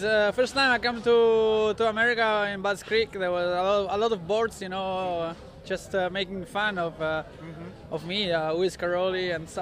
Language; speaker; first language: English; non-native, fluent; Italian